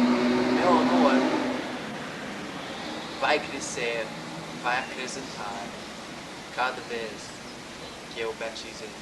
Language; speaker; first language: Portuguese; non-native, learner; English